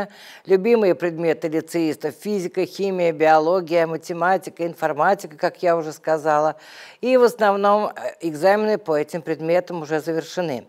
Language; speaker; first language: Russian; native; Russian